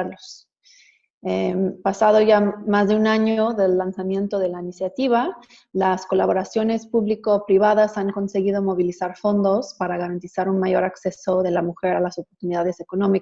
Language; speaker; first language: Spanish; non-native, fluent; English